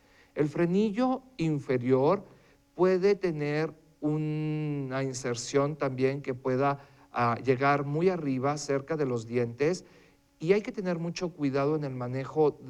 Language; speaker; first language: Spanish; native; Spanish